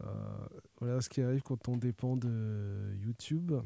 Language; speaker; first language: French; native; French